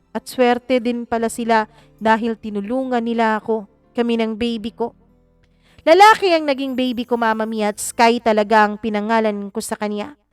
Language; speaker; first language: Filipino; non-native, local second language; Cebuano